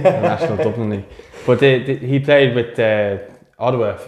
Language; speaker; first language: English; native; English